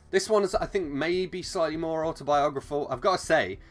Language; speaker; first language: English; native; English